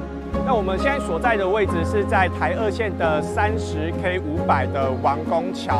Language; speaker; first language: Chinese; native; Chinese